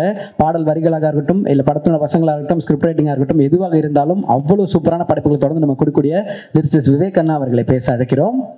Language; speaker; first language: Tamil; native; Tamil